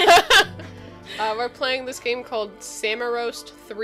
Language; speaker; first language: English; native; English